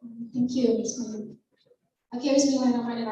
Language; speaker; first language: English; non-native, fluent; Indonesian